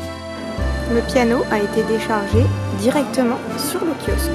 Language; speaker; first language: French; native; French